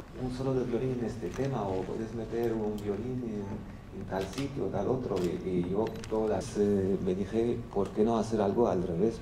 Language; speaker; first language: Spanish; non-native, fluent; Armenian